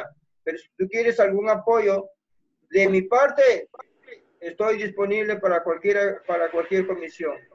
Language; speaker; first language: Spanish; native; Spanish